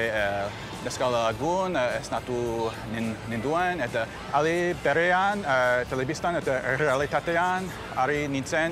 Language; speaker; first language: Basque; non-native, learner; English